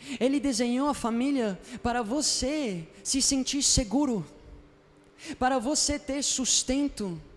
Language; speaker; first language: Portuguese; non-native, fluent; Spanish